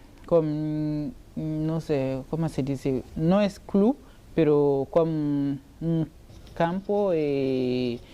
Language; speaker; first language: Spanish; non-native, learner; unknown